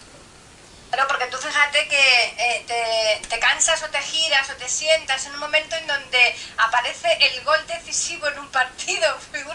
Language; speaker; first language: Spanish; native; Spanish